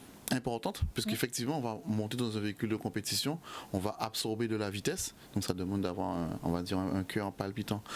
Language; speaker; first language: French; native; French